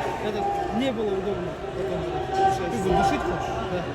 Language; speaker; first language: Russian; non-native, local second language; Kyrgyz